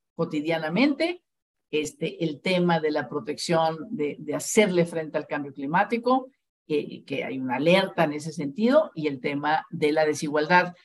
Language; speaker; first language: Spanish; native; Spanish